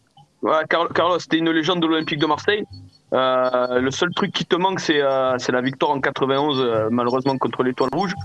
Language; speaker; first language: French; native; French